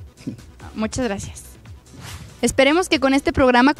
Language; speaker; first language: Spanish; native; Spanish